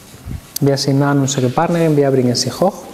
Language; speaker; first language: German; non-native, fluent; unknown